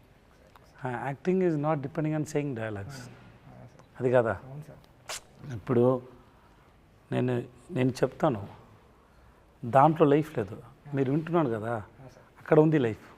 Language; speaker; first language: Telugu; non-native, learner; Tamil